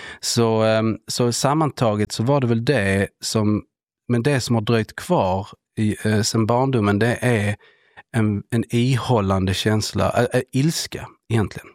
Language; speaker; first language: Swedish; early bilingual, other home language; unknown